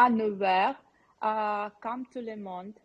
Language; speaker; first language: French; non-native, learner; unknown